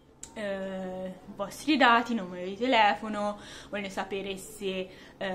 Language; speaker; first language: Italian; native; Italian